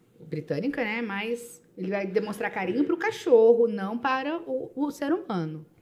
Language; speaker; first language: Portuguese; native; Portuguese